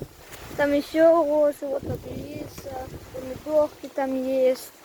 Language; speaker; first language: Russian; early bilingual, heritage; Russian